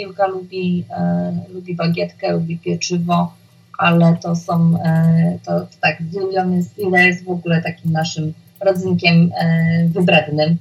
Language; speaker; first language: Polish; native; Polish